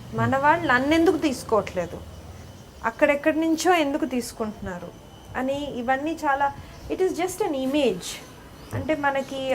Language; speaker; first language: Telugu; native; Telugu